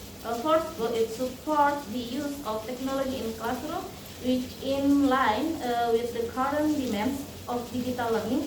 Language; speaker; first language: English; non-native, learner; Indonesian